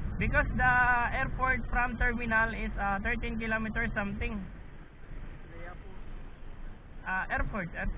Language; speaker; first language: English; non-native, learner; Arabic